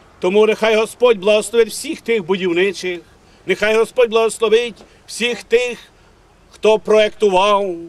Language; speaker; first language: Ukrainian; native; Ukrainian